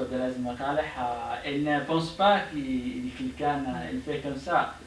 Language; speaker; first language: French; non-native, learner; Arabic